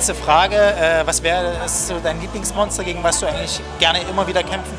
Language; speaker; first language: German; native; German